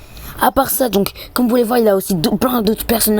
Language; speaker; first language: French; native; French